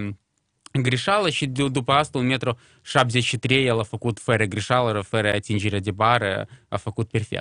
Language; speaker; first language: Romanian; non-native, local second language; Russian